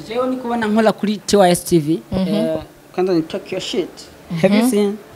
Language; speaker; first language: English; non-native, learner; Rundi